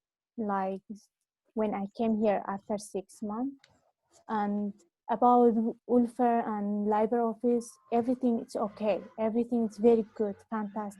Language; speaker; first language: English; non-native, learner; Arabic